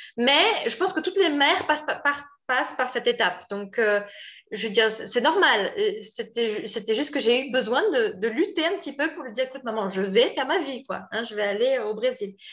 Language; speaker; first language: French; native; French